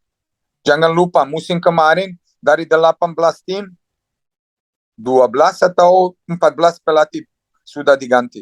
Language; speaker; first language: Indonesian; non-native, fluent; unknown